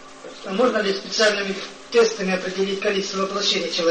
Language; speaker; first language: Russian; native; Russian